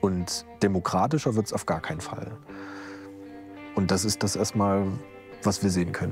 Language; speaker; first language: German; native; German